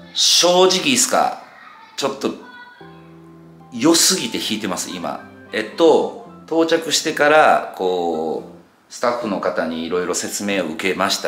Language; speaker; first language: Japanese; native; Japanese